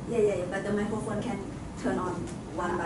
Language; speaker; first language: English; non-native, fluent; Thai